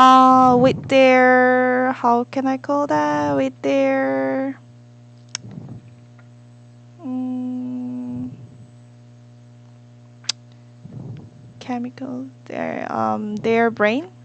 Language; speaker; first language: English; non-native, learner; Korean